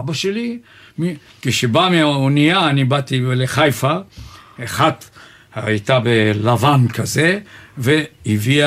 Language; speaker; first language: Hebrew; non-native, fluent; Bulgarian